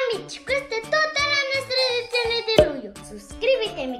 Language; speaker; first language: Italian; early bilingual, other home language; Spanish